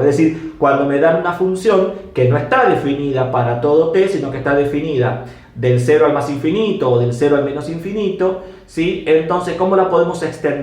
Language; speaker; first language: Spanish; native; Spanish